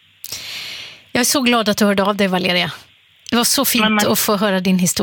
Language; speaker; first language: Swedish; native; Swedish